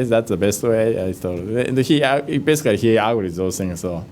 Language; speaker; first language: English; non-native, fluent; Japanese